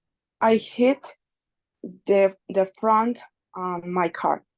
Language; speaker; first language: English; non-native, learner; Spanish